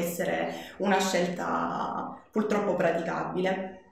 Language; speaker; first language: Italian; native; Italian